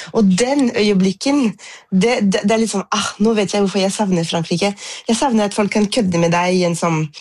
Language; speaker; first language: Norwegian; non-native, fluent; French